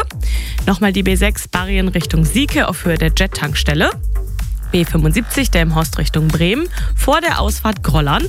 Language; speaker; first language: German; native; German